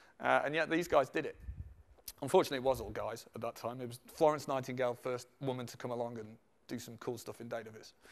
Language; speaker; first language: English; native; English